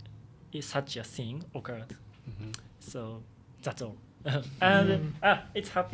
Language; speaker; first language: English; non-native, learner; Japanese